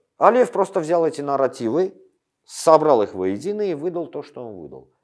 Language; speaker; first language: Russian; non-native, local second language; Armenian